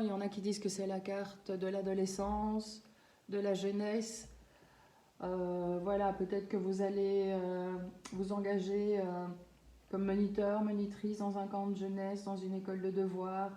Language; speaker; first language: French; native; French